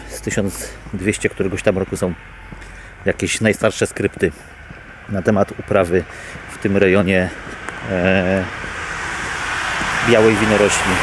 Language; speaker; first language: Polish; native; Polish